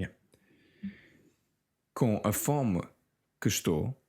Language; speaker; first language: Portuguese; non-native, fluent; English